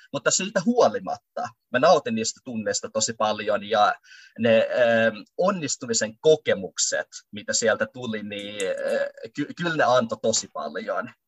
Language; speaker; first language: Finnish; early bilingual, other home language; Russian